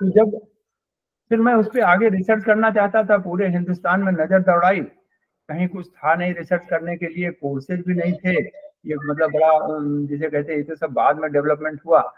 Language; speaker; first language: Hindi; native; Hindi